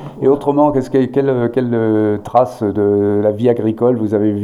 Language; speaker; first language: French; native; French